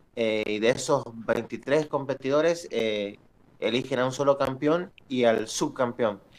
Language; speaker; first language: Spanish; native; Spanish